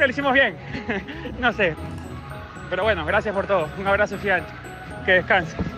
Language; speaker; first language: Spanish; native; Spanish